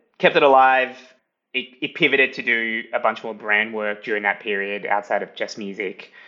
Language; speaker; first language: English; early bilingual, other home language; Italian